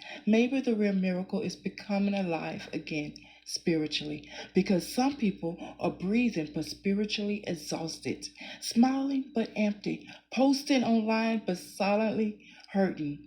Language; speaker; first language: English; native; English